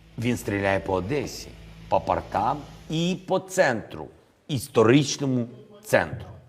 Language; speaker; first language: Ukrainian; non-native, local second language; Russian